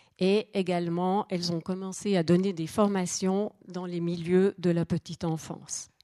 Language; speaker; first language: French; native; French